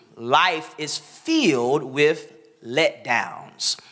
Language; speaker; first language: English; native; English